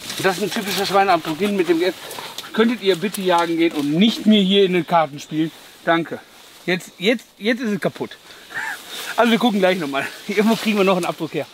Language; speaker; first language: German; native; German